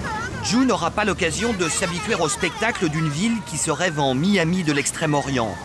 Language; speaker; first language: French; native; French